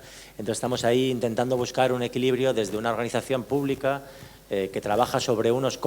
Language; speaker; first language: Spanish; native; Spanish